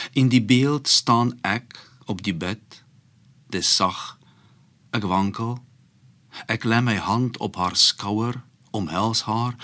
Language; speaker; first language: Afrikaans; non-native, fluent; Polish